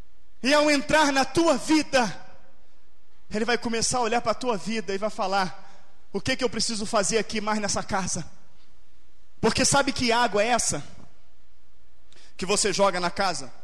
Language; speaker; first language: Portuguese; native; Portuguese